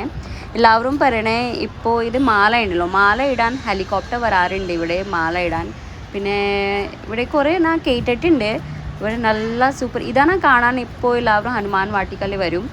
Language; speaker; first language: Malayalam; non-native, learner; Hindi